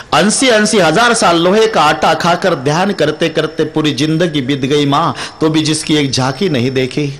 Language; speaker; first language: Hindi; non-native, local second language; Marathi